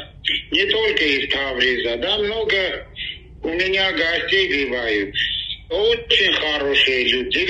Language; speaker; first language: Russian; non-native, local second language; Armenian